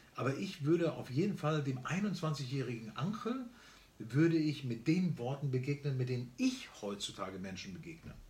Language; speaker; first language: German; early bilingual, other home language; Spanish